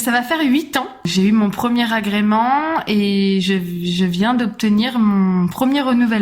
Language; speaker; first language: French; native; French